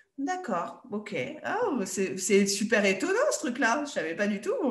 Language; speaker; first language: French; native; French